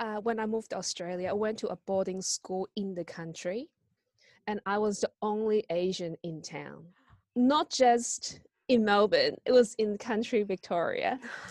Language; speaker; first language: English; non-native, local second language; Cantonese